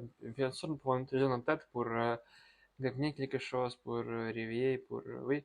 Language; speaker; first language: French; non-native, learner; Russian